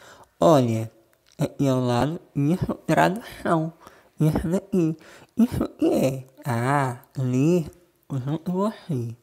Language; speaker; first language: Portuguese; non-native, local second language; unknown